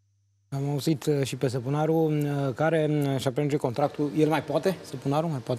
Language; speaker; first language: Romanian; native; Romanian